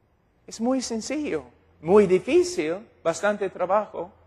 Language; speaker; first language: Spanish; non-native, fluent; English